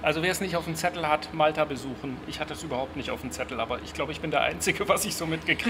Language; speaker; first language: German; native; German